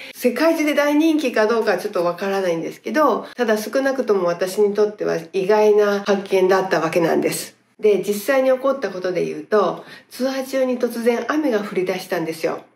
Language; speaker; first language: Japanese; native; Japanese